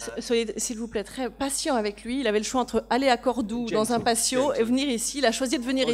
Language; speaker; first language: French; native; French